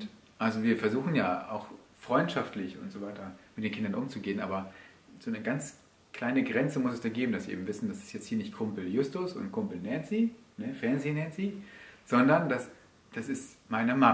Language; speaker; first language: German; native; German